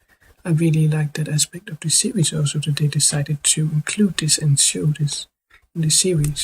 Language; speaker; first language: English; non-native, fluent; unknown